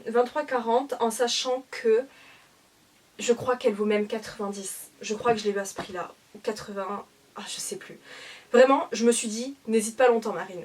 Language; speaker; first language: French; native; French